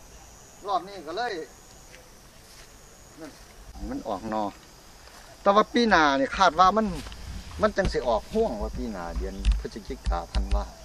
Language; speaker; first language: Thai; non-native, local second language; Northeastern Thai